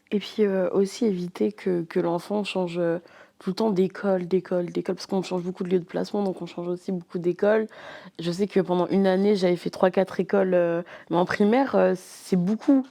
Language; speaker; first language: French; native; French